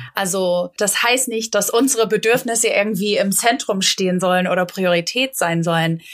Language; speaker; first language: German; non-native, fluent; English